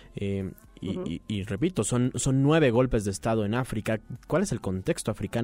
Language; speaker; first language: Spanish; native; Spanish